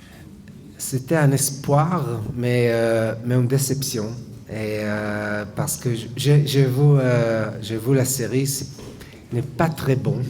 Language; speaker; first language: French; non-native, fluent; Hebrew